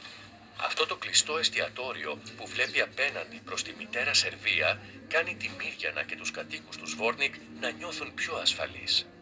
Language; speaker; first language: Greek; native; Greek